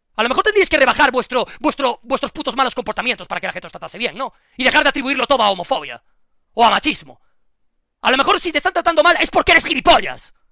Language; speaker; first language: Spanish; native; Spanish